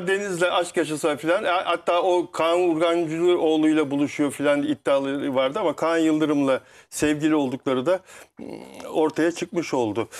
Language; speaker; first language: Turkish; native; Turkish